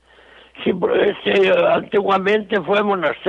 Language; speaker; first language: Spanish; non-native, local second language; Galician